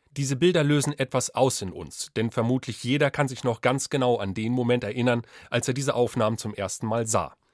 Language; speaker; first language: German; native; German